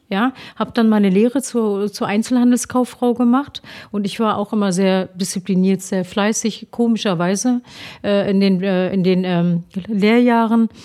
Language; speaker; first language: German; early bilingual, other home language; Turkish